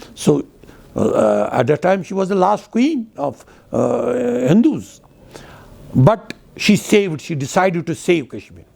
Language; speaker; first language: English; non-native, local second language; Kashmiri